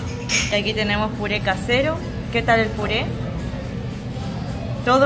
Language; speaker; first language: Spanish; native; Spanish